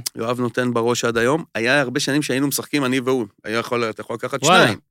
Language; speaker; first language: Hebrew; native; Hebrew